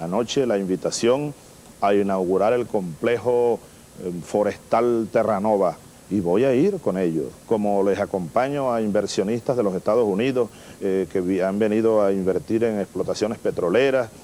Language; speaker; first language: Spanish; native; Spanish